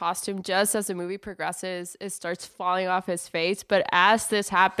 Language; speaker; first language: English; non-native, fluent; Spanish